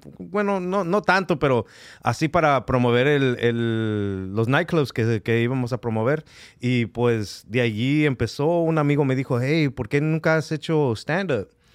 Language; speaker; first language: Spanish; early bilingual, heritage; Spanish